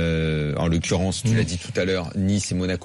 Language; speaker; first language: French; native; French